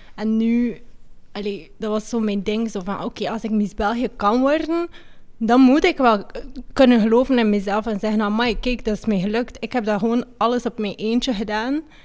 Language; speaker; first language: Dutch; early bilingual, other home language; Amharic